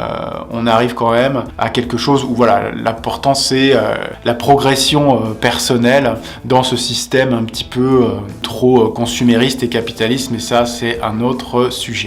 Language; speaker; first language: French; native; French